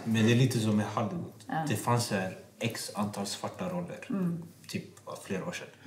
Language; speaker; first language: Swedish; non-native, local second language; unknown